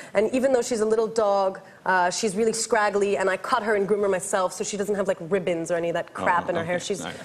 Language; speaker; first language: English; native; English